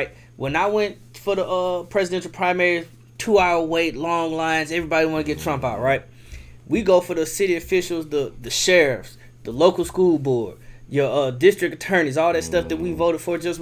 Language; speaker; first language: English; native; English